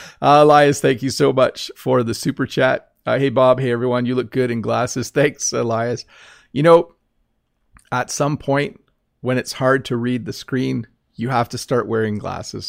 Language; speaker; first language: English; native; English